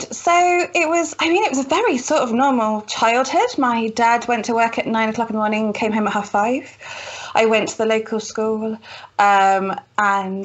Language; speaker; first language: English; native; English